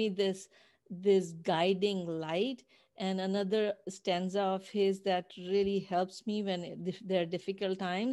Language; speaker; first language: English; non-native, local second language; Urdu